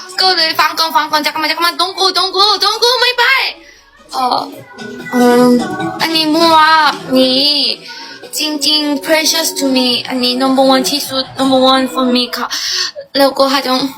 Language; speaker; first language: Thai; non-native, learner; Korean